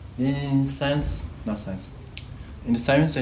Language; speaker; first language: English; non-native, learner; Tibetan